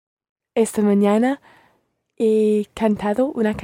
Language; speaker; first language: Spanish; non-native, learner; English